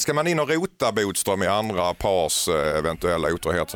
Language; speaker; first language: Swedish; native; Swedish